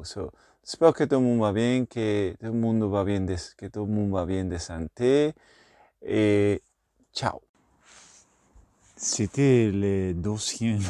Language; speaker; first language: French; non-native, learner; Spanish